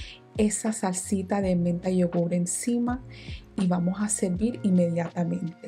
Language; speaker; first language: Spanish; non-native, fluent; English